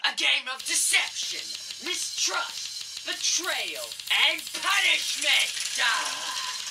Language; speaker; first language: English; native; English